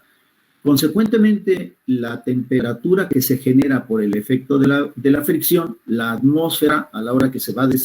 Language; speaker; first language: Spanish; native; Spanish